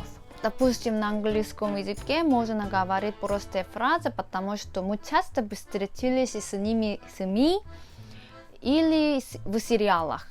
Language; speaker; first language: Russian; non-native, fluent; Korean